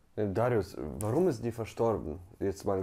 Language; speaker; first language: German; native; German